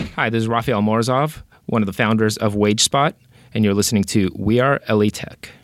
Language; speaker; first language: English; early bilingual, other home language; Romanian